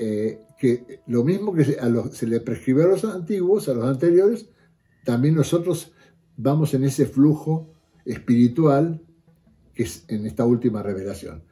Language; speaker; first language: Spanish; native; Spanish